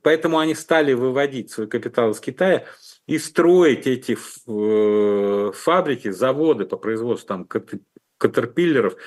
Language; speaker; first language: Russian; native; Russian